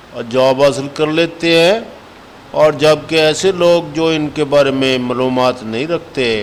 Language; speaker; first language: Urdu; non-native, local second language; Punjabi